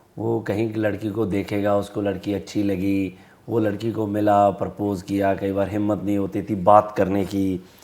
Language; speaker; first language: Hindi; non-native, local second language; Punjabi